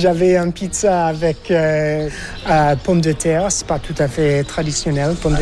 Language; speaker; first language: French; non-native, learner; English